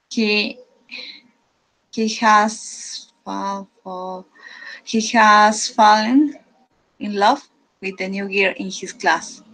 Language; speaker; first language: English; non-native, learner; Spanish